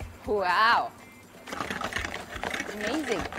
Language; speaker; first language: English; non-native, fluent; Indonesian